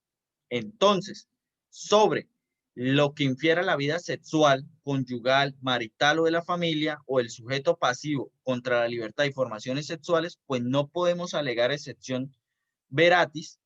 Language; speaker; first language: Spanish; native; Spanish